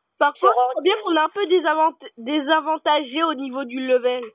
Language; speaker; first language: French; native; French